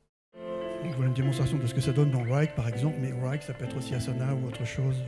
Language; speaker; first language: French; native; French